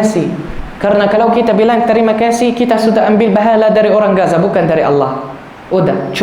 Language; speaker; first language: Indonesian; non-native, learner; Arabic